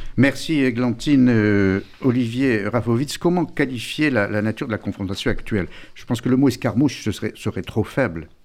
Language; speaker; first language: French; native; French